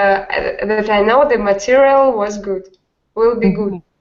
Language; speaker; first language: English; non-native, learner; Russian